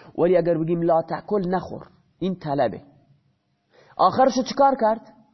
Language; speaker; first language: Persian; non-native, local second language; Baluchi